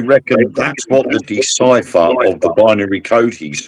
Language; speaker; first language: English; native; English